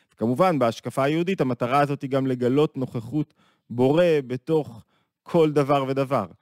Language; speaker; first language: Hebrew; native; Hebrew